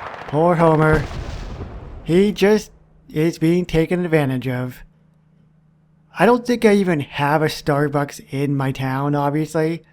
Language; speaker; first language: English; native; English